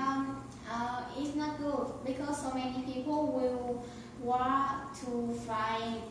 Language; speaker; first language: English; non-native, learner; Vietnamese